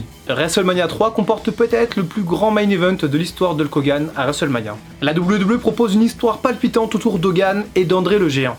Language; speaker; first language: French; native; French